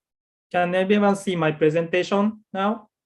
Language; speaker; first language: English; non-native, learner; Japanese